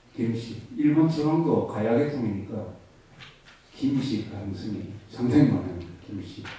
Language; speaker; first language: Korean; native; Korean